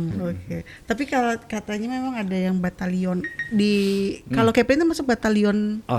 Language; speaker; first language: Indonesian; native; Indonesian